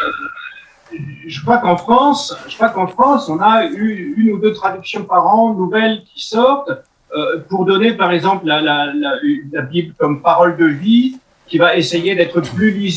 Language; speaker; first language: French; native; French